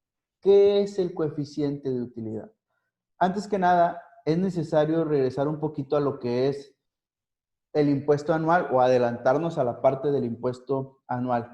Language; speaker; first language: Spanish; native; Spanish